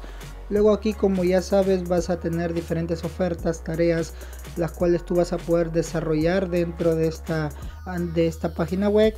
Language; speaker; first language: Spanish; native; Spanish